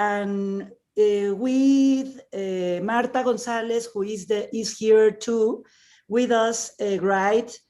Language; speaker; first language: English; non-native, learner; Spanish